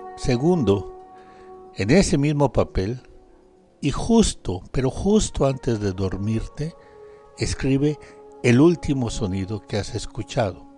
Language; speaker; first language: Spanish; native; Spanish